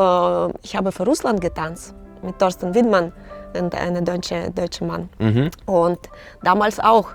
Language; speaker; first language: German; non-native, learner; Russian